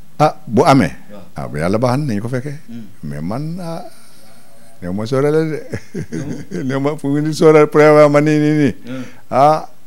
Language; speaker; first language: Wolof; non-native, local second language; Jola-Fonyi